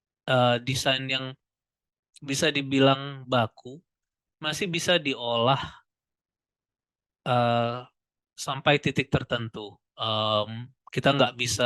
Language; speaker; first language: Indonesian; native; Indonesian